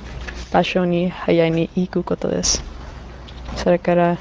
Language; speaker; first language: Japanese; non-native, learner; English